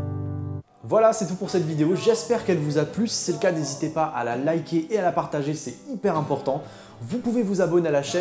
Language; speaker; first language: French; native; French